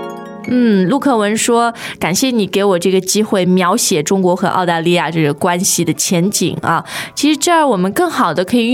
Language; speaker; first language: Chinese; native; Chinese